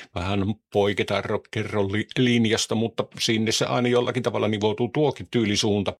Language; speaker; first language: Finnish; native; Finnish